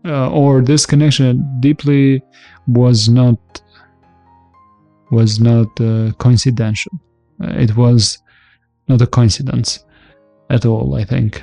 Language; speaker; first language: English; non-native, fluent; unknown